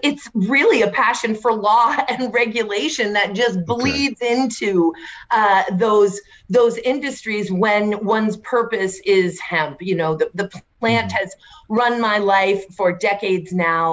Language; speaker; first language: English; native; English